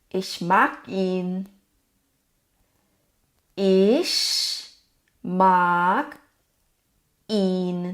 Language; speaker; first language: German; non-native, fluent; Thai